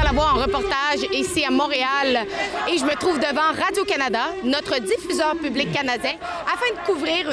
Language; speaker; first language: French; native; French